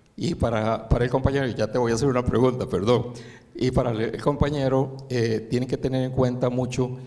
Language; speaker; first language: Spanish; early bilingual, other home language; Chinese